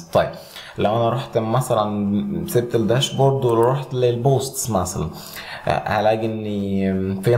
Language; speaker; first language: Arabic; native; Arabic